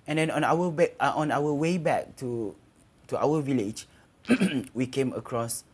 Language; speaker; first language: English; non-native, local second language; Malay